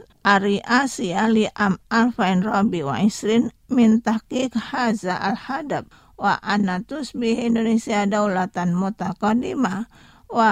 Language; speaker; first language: Arabic; non-native, fluent; Indonesian